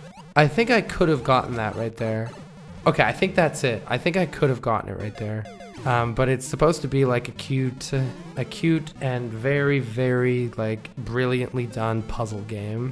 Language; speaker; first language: English; native; English